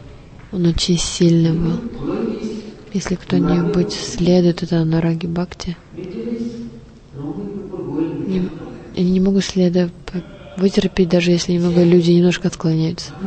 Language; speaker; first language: Russian; non-native, learner; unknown